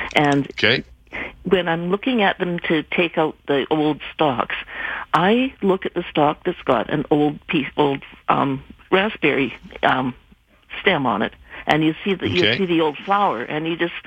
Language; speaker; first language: English; native; English